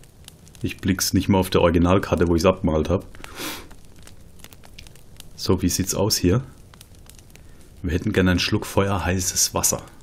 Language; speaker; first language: German; native; German